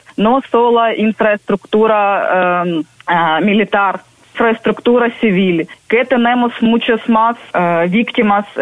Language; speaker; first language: Spanish; non-native, fluent; Ukrainian